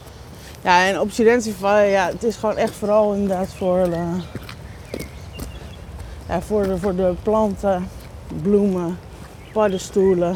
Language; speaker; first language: Dutch; native; Dutch